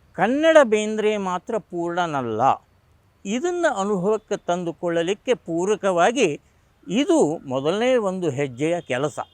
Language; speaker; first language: Kannada; non-native, local second language; Marathi